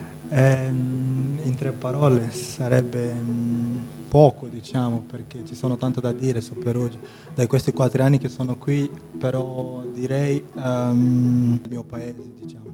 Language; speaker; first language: Italian; non-native, fluent; Portuguese